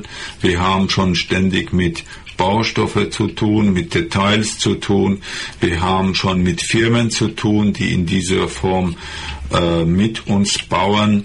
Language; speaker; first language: German; non-native, fluent; Persian